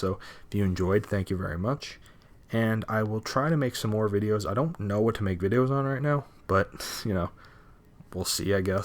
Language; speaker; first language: English; native; English